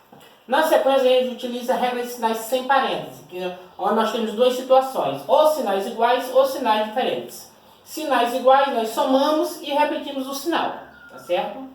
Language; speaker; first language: Portuguese; native; Portuguese